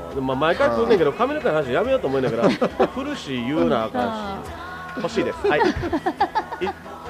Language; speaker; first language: Japanese; native; Japanese